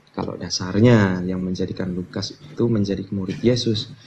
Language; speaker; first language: Indonesian; native; Indonesian